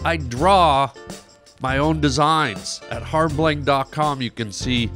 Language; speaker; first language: English; native; English